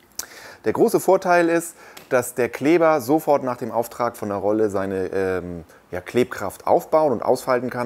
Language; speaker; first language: German; native; German